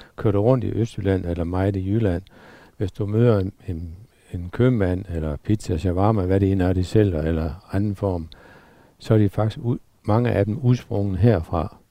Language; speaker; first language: Danish; native; Danish